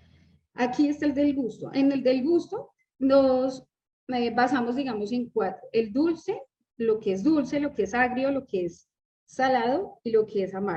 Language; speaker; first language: Spanish; native; Spanish